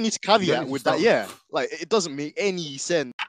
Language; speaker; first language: English; native; English